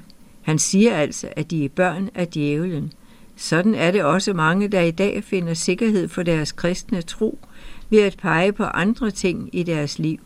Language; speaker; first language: Danish; native; Danish